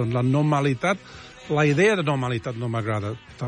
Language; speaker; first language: Catalan; non-native, fluent; English